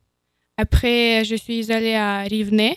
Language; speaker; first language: French; non-native, learner; Ukrainian